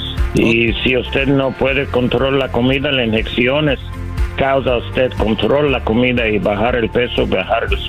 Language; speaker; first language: Spanish; non-native, learner; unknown